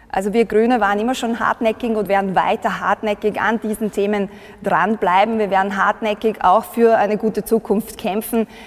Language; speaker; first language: German; early bilingual, other home language; Bosnian